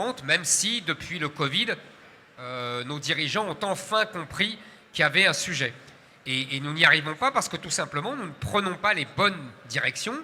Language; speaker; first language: French; native; French